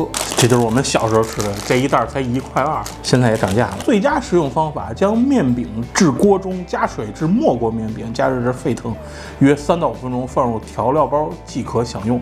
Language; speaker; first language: Chinese; native; Chinese